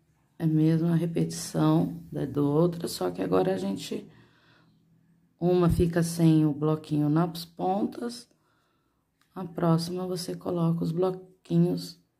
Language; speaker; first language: Portuguese; native; Portuguese